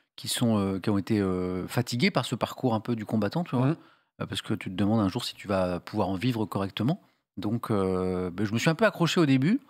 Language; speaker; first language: French; native; French